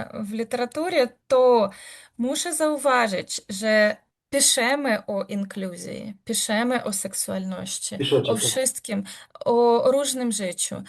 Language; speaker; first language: Polish; non-native, learner; Ukrainian